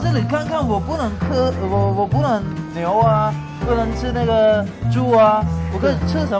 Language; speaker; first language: Chinese; non-native, learner; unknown